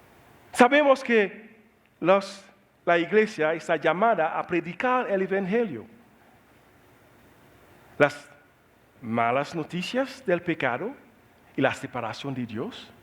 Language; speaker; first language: Spanish; non-native, learner; Haitian Creole